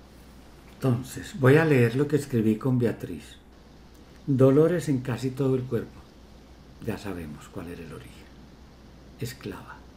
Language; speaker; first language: Spanish; native; Spanish